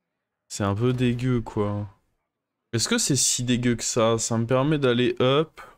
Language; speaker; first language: French; native; French